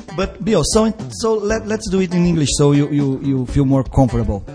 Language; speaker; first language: English; non-native, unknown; Portuguese